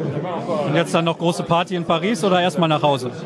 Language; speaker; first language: German; native; German